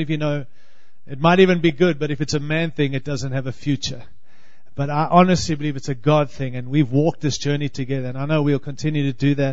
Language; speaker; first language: English; native; English